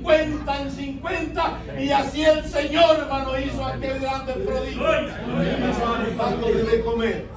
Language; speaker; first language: Spanish; native; Spanish